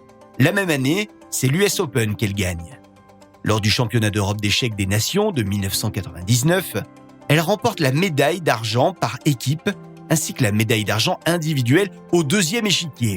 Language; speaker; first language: French; native; French